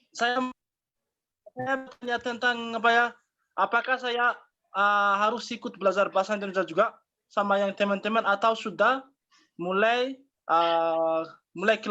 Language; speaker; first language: Indonesian; non-native, learner; Malagasy